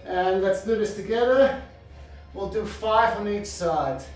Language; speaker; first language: English; non-native, fluent; Dutch